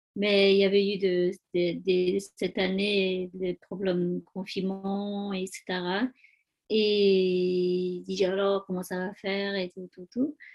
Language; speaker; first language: French; non-native, learner; Tibetan